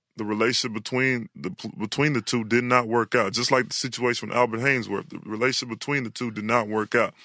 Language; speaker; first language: English; native; English